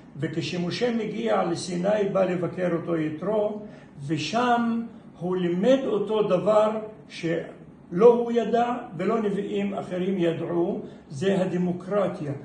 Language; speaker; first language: Hebrew; non-native, local second language; Arabic